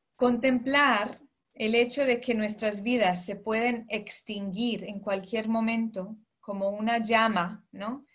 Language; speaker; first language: Spanish; early bilingual, heritage; Spanish